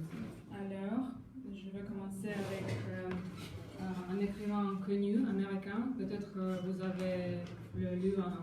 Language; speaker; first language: French; non-native, learner; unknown